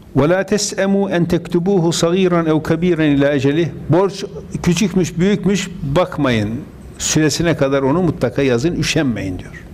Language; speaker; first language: Turkish; native; Turkish